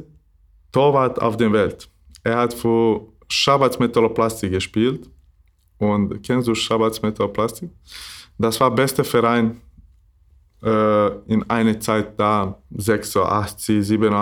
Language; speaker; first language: German; non-native, learner; Bosnian